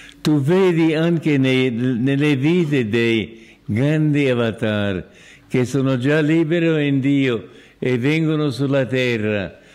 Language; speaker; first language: Italian; non-native, fluent; English